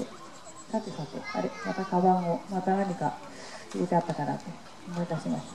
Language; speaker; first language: Japanese; native; Japanese